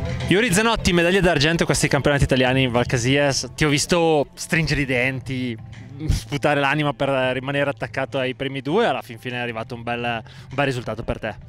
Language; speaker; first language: Italian; native; Italian